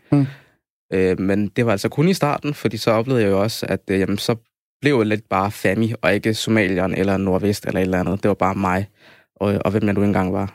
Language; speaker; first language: Danish; early bilingual, other home language; Somali